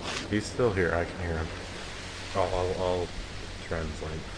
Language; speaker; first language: English; native; English